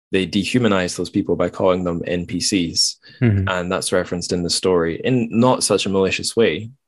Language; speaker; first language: English; native; English